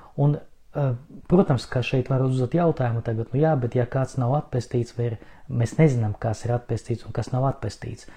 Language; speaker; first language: Latvian; non-native, local second language; Russian